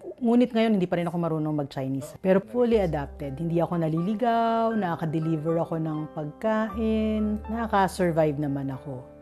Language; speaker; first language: Filipino; native; Filipino